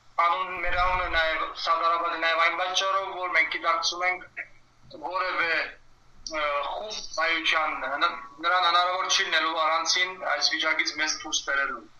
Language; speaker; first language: Armenian; early bilingual, heritage; Armenian